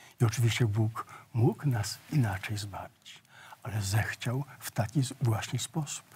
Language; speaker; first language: Polish; native; Polish